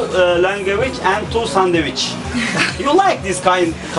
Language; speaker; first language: English; non-native, learner; Turkish